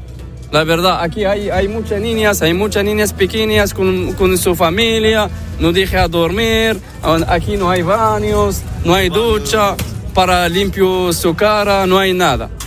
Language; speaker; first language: Spanish; non-native, learner; Arabic